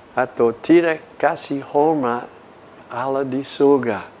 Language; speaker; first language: Indonesian; non-native, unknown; English